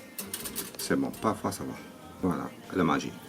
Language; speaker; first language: French; non-native, learner; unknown